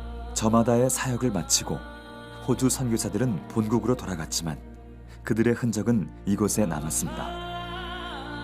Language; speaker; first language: Korean; native; Korean